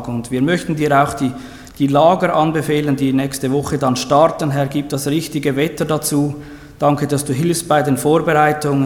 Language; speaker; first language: German; native; German